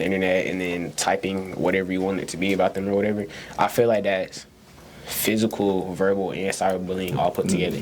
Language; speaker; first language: English; native; English